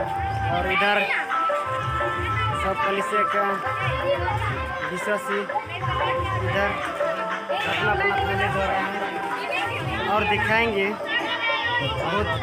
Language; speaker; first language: Hindi; non-native, local second language; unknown